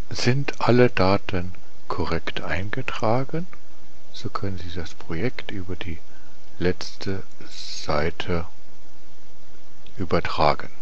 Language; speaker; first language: German; native; German